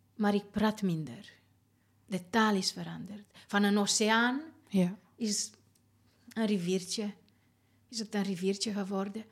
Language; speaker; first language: Dutch; non-native, fluent; Romanian